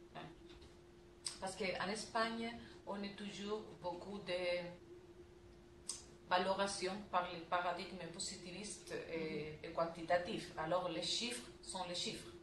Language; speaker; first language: French; non-native, learner; Spanish